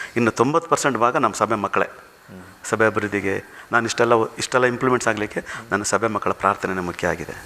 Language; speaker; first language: Kannada; non-native, local second language; Tamil